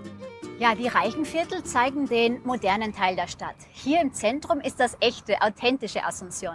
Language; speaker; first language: German; native; German